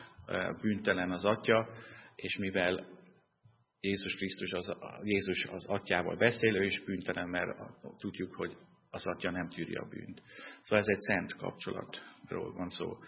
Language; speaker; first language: Hungarian; non-native, fluent; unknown